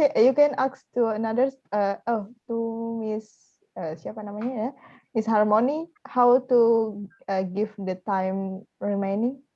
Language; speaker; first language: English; non-native, learner; Indonesian